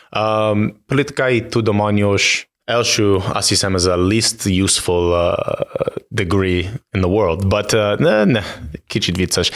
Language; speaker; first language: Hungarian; non-native, learner; English